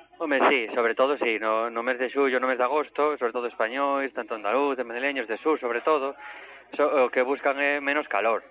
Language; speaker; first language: Galician; native; Galician